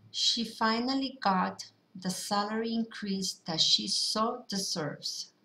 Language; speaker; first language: English; early bilingual, other home language; Spanish